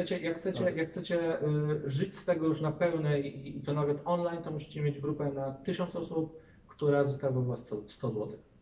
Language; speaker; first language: Polish; native; Polish